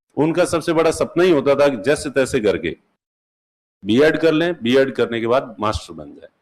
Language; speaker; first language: Hindi; non-native, local second language; Marwari